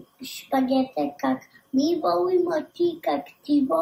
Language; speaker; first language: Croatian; early bilingual, heritage; Croatian